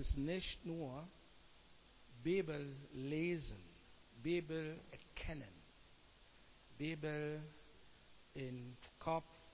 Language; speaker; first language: German; non-native, learner; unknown